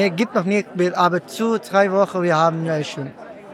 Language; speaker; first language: German; non-native, learner; Dutch